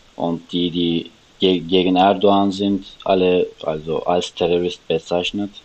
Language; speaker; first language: German; non-native, learner; Turkish